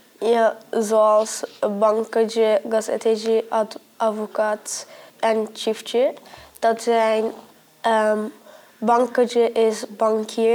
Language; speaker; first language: Dutch; early bilingual, other home language; Turkish